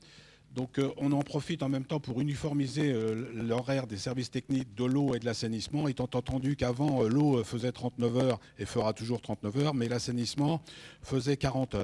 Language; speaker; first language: French; native; French